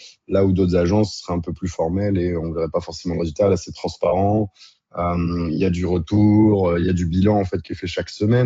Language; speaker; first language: French; native; French